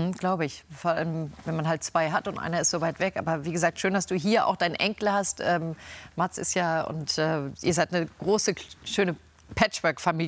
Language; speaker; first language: German; native; German